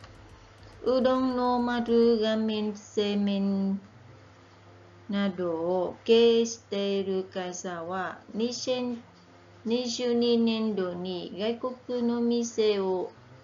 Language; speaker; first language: Japanese; non-native, learner; Vietnamese